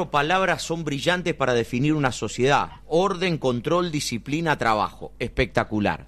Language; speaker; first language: Spanish; native; Spanish